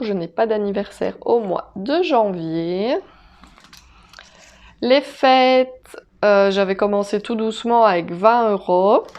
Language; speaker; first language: French; native; French